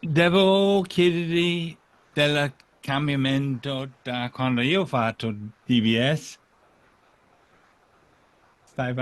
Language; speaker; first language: Italian; non-native, fluent; English